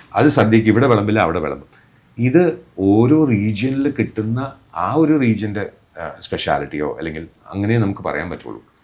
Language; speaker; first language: Malayalam; native; Malayalam